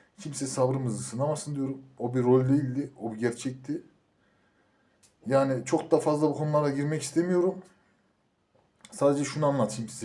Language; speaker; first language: Turkish; native; Turkish